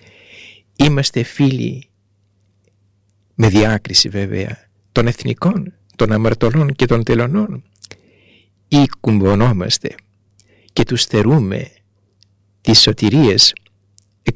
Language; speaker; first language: Greek; native; Greek